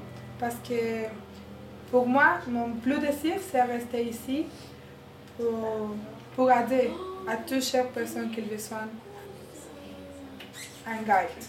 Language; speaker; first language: French; non-native, learner; Spanish